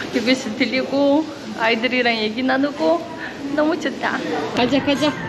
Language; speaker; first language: Korean; non-native, fluent; Uzbek